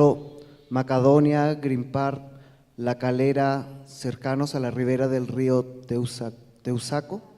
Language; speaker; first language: Spanish; native; Spanish